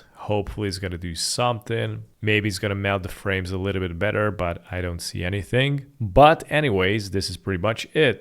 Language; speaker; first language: English; non-native, fluent; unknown